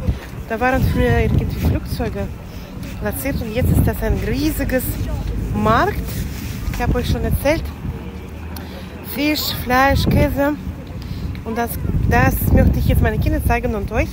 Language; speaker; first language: German; non-native, fluent; Latvian